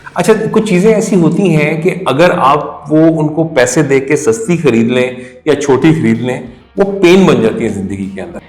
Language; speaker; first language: Urdu; native; Urdu